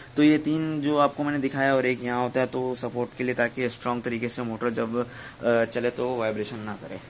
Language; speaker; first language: Urdu; native; Urdu